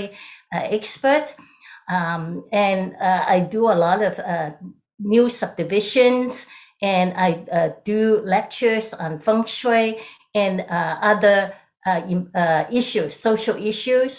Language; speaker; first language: English; non-native, local second language; Cantonese